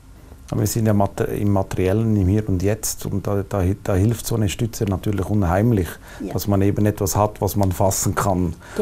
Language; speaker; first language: German; native; German